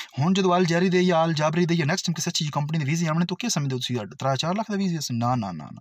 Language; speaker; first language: Urdu; non-native, local second language; Punjabi